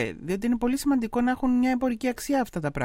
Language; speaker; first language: Greek; native; Greek